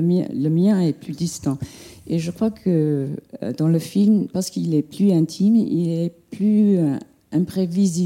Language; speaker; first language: French; non-native, fluent; English